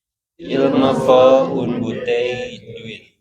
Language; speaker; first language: French; non-native, learner; Indonesian